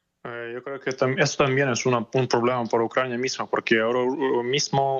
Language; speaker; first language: Spanish; non-native, fluent; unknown